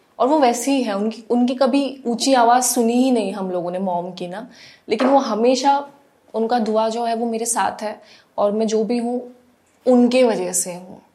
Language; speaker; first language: Hindi; non-native, local second language; Assamese